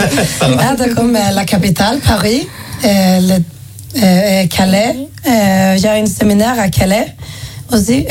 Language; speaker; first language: French; non-native, learner; Swedish